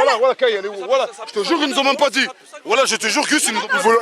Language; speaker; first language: French; native; French